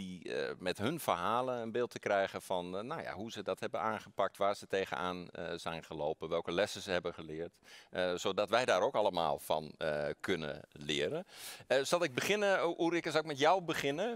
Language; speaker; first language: Dutch; native; Dutch